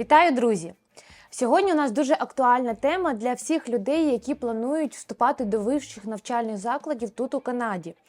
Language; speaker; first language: Ukrainian; native; Ukrainian